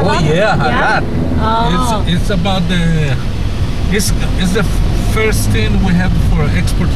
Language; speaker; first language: English; non-native, learner; Spanish